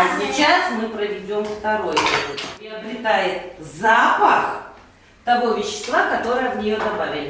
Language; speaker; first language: Russian; native; Russian